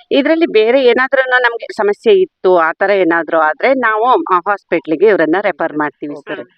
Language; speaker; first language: Kannada; native; Kannada